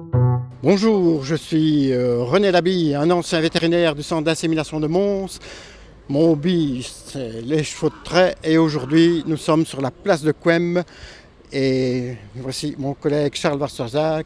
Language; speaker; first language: French; native; French